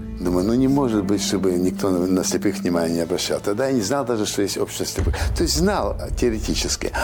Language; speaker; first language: Russian; native; Russian